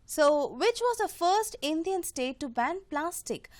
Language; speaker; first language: English; non-native, local second language; Tamil